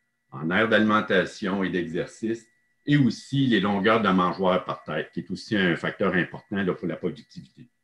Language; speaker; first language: French; native; French